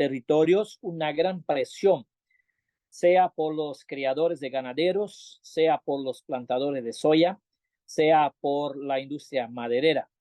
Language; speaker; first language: Spanish; non-native, learner; Portuguese